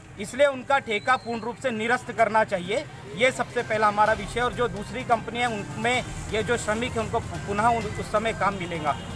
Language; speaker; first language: Hindi; native; Hindi